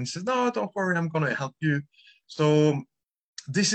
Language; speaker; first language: English; non-native, fluent; French